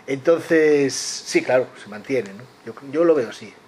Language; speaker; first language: Spanish; non-native, local second language; Galician